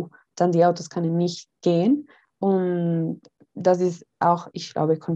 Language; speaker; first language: German; non-native, learner; Spanish